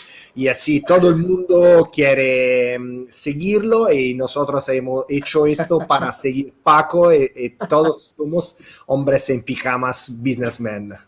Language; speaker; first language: Spanish; non-native, fluent; Italian